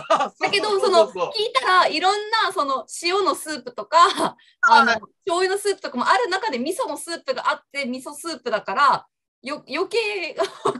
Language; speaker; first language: Japanese; native; Japanese